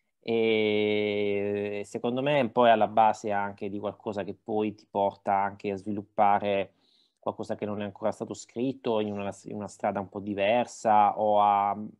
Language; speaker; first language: Italian; native; Italian